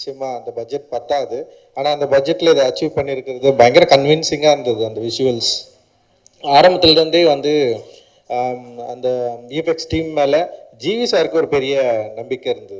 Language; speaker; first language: Tamil; native; Tamil